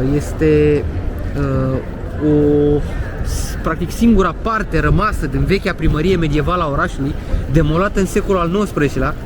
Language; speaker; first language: Romanian; native; Romanian